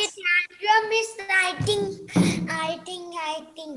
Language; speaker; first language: English; non-native, learner; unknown